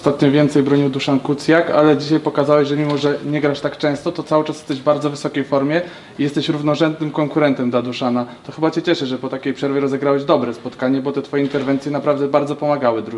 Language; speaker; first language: Polish; native; Polish